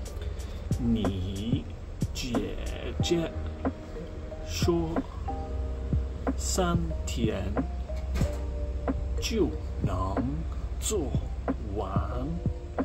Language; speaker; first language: Chinese; non-native, learner; English